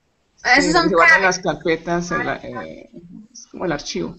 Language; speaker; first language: Spanish; native; Spanish